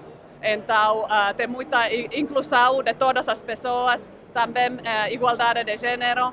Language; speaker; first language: Portuguese; non-native, fluent; Finnish